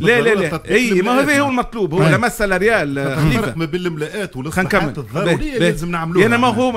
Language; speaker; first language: Arabic; native; Arabic